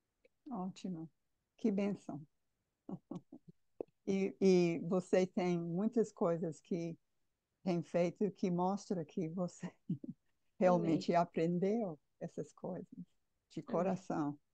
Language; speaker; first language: Portuguese; non-native, fluent; English